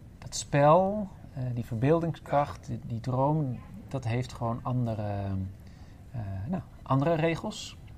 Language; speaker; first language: Dutch; native; Dutch